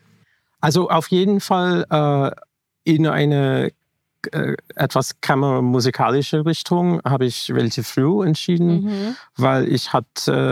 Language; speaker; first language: German; non-native, fluent; English